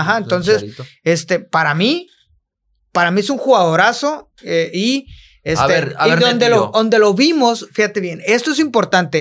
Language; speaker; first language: Spanish; native; Spanish